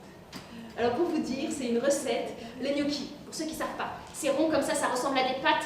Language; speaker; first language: French; native; French